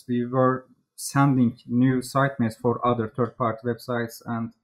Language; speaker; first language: English; non-native, fluent; Turkish